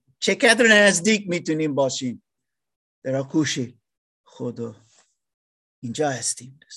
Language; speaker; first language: Persian; non-native, learner; German